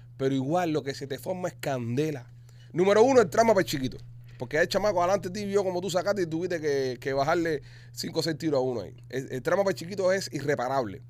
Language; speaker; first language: Spanish; native; Spanish